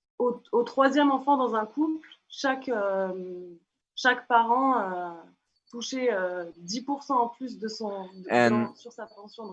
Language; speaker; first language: French; native; French